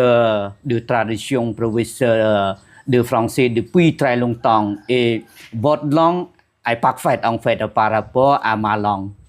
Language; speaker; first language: French; non-native, fluent; Khmer